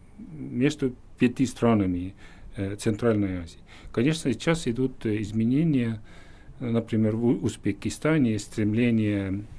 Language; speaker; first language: Russian; non-native, fluent; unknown